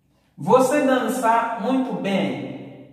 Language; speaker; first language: Portuguese; non-native, learner; Haitian Creole